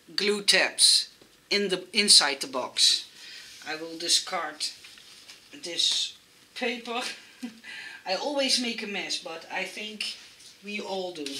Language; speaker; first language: English; non-native, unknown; Dutch